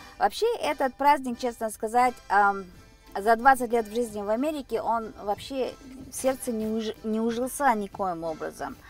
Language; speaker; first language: Russian; non-native, local second language; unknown